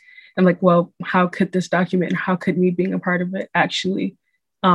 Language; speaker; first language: English; native; English